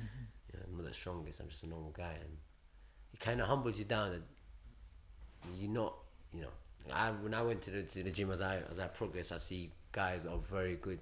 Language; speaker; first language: English; early bilingual, other home language; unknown